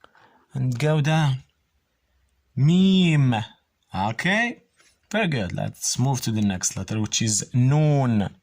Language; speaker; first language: English; non-native, fluent; Arabic